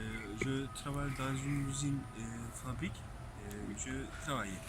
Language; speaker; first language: French; non-native, learner; Turkish